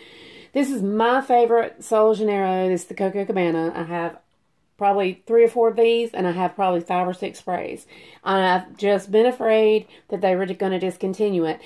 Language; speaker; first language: English; native; English